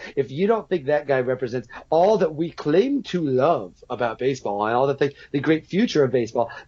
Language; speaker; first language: English; native; English